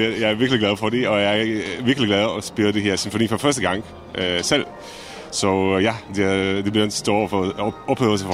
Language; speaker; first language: Danish; non-native, fluent; Czech